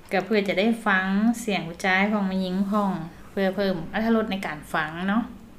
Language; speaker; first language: Thai; native; Thai